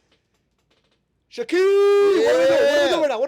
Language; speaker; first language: English; native; English